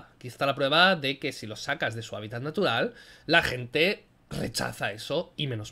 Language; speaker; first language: Spanish; native; Spanish